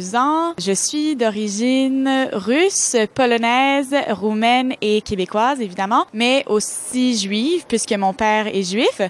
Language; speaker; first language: French; native; French